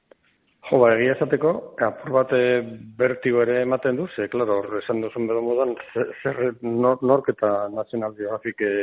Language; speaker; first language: Basque; non-native, local second language; Spanish